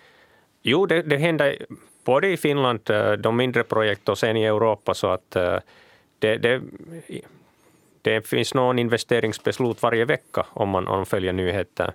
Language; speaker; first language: Swedish; non-native, local second language; Finnish